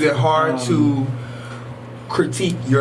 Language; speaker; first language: English; native; English